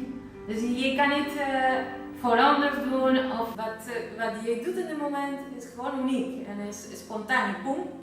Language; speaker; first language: Dutch; non-native, learner; Spanish